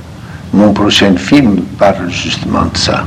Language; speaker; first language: French; non-native, fluent; Portuguese